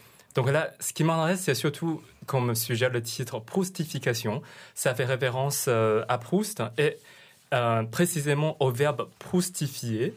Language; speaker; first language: French; non-native, fluent; Chinese